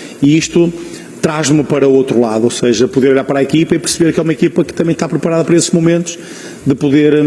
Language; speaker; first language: Portuguese; native; Portuguese